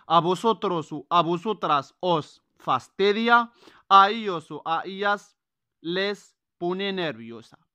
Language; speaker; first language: Spanish; non-native, fluent; Arabic